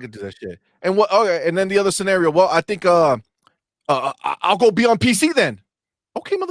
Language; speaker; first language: English; native; English